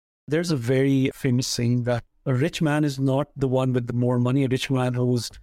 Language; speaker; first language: English; non-native, local second language; Punjabi